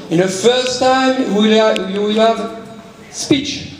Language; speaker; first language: English; non-native, learner; French